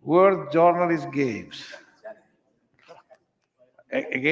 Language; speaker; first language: English; non-native, learner; Italian